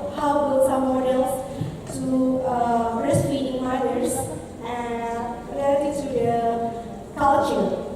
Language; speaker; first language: English; non-native, learner; Indonesian